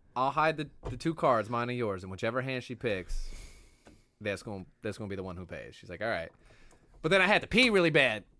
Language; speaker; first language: English; native; English